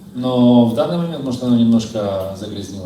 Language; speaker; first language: Russian; native; Russian